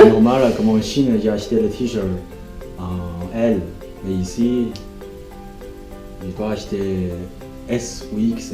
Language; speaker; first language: French; non-native, fluent; Chinese